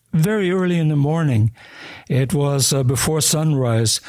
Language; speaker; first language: English; early bilingual, other home language; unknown